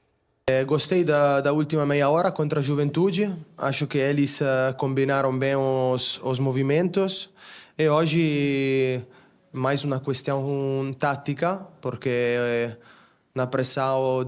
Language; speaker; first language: Portuguese; non-native, fluent; Italian